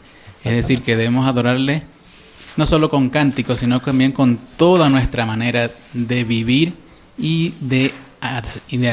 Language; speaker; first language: Spanish; native; Spanish